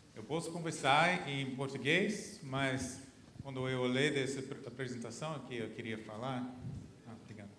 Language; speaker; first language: Portuguese; non-native, learner; English